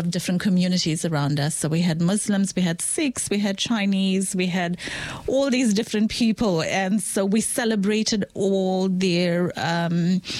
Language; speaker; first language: English; native; English